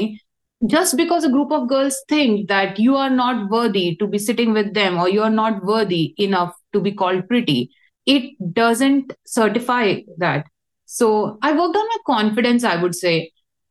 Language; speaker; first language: English; non-native, local second language; Hindi